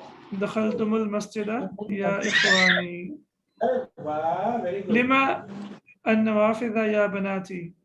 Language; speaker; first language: Arabic; non-native, fluent; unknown